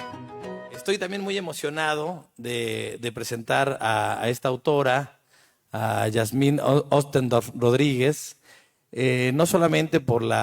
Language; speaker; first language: Spanish; native; Spanish